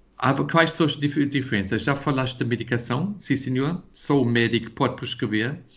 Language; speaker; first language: Portuguese; non-native, fluent; German